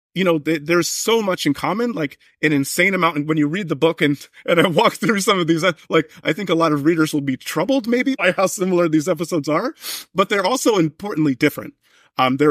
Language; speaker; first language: English; native; English